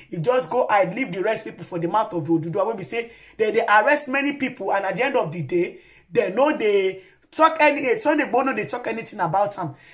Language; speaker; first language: Nigerian Pidgin; non-native, local second language; Yoruba